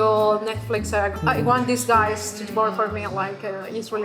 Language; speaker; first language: English; non-native, fluent; Spanish